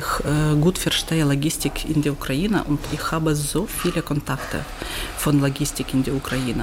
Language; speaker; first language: German; non-native, learner; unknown